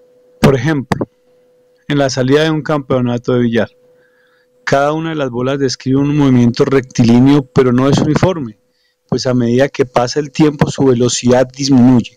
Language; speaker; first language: Spanish; native; Spanish